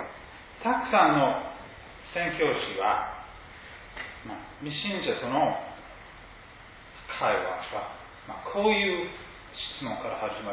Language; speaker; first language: Japanese; non-native, fluent; English